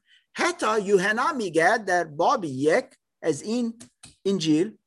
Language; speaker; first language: Persian; non-native, learner; German